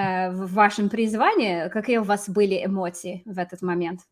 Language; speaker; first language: Russian; non-native, fluent; English